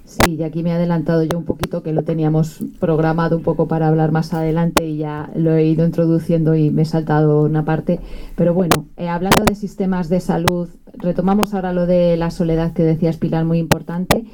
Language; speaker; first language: Spanish; native; Spanish